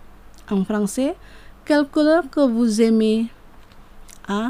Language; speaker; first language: French; non-native, fluent; Indonesian